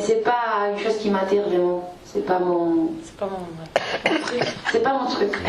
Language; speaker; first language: French; non-native, fluent; Spanish